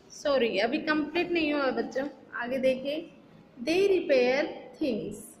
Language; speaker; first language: Hindi; native; Hindi